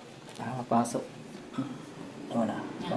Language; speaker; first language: Filipino; native; Filipino